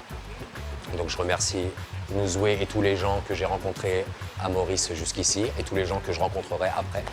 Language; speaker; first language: French; native; French